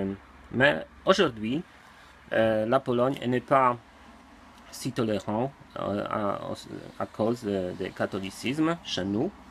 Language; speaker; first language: French; non-native, learner; Polish